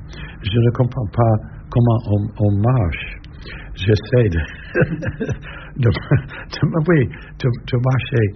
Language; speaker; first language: French; non-native, learner; English